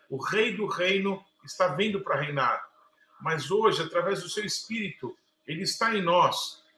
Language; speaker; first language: Portuguese; native; Portuguese